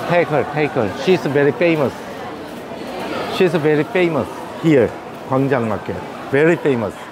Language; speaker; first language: English; non-native, learner; Korean